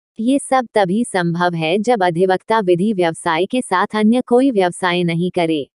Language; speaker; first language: Hindi; native; Hindi